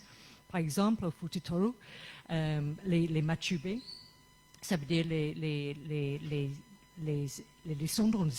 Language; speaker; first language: French; non-native, fluent; English